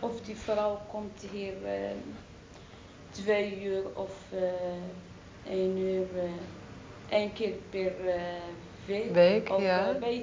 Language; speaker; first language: Dutch; non-native, learner; Arabic